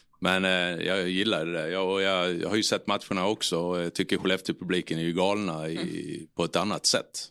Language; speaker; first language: Swedish; native; Swedish